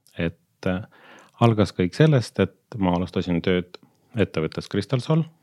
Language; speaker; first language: Estonian; non-native, local second language; Russian